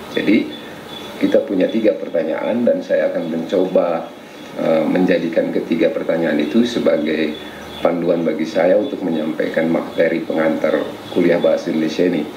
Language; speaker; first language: Indonesian; non-native, local second language; Sundanese